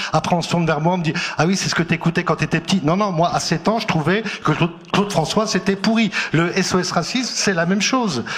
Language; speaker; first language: French; native; French